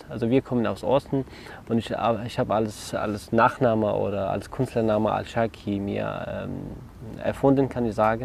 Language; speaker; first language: German; non-native, learner; Kurdish